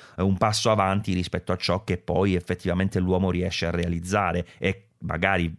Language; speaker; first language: Italian; native; Italian